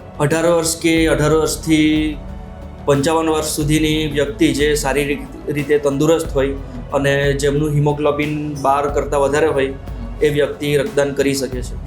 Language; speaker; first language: Gujarati; non-native, local second language; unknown